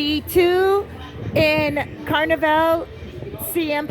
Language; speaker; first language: Spanish; non-native, learner; English